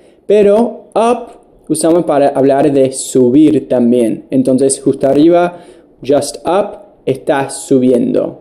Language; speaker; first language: Spanish; non-native, fluent; English